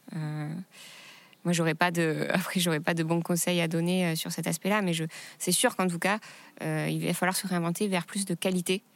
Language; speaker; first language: French; native; French